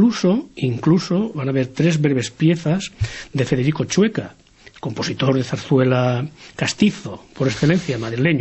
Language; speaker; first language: Spanish; native; Spanish